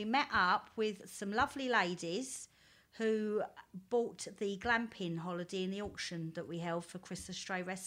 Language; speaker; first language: English; native; English